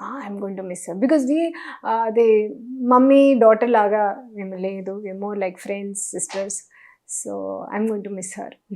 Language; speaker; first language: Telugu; non-native, local second language; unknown